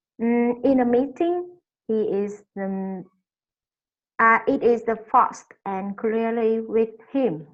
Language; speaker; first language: English; non-native, learner; Vietnamese